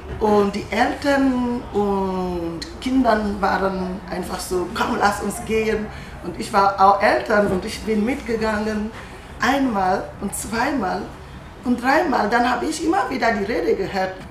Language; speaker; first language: German; non-native, fluent; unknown